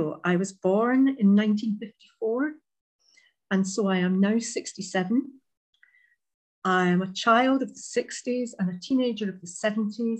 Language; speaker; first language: English; native; English